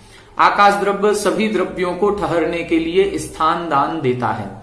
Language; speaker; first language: Hindi; native; Hindi